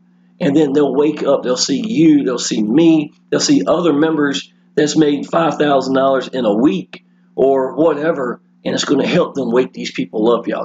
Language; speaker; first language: English; native; English